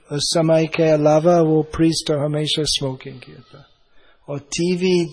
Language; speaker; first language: Hindi; non-native, fluent; English